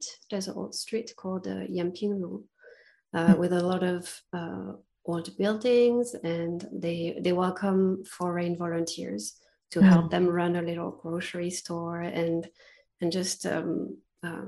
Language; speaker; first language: English; non-native, fluent; French